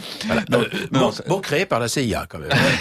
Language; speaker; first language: French; native; French